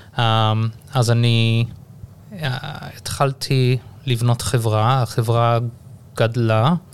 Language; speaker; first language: Hebrew; early bilingual, heritage; Hebrew